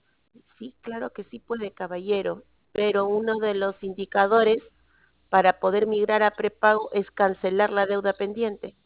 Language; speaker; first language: Spanish; native; Spanish